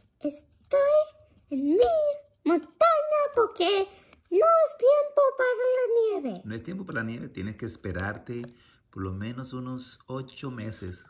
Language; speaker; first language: Spanish; early bilingual, heritage; Spanish